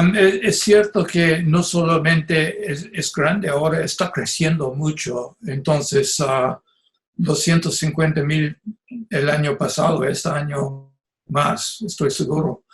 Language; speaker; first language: Spanish; non-native, fluent; English